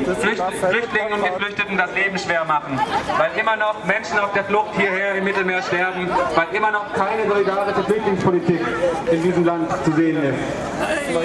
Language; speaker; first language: German; native; German